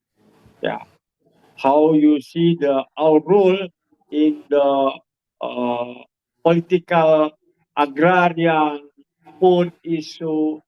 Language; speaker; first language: English; non-native, learner; Indonesian